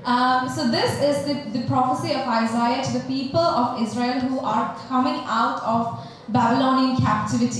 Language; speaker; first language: English; native; English